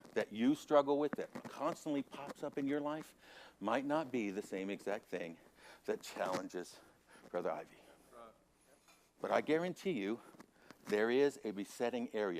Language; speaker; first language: English; native; English